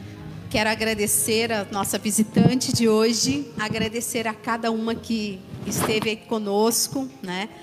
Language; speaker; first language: Portuguese; native; Portuguese